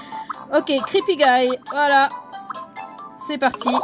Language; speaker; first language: French; native; French